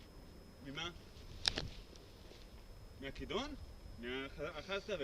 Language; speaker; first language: Hebrew; native; Hebrew